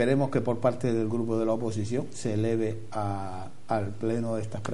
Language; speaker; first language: Spanish; native; Spanish